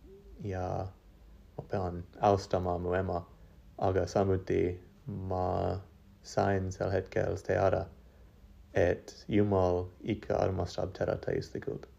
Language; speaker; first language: Estonian; non-native, learner; English